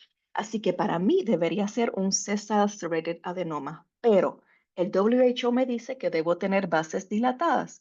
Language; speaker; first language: Spanish; native; Spanish